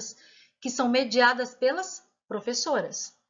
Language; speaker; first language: Portuguese; native; Portuguese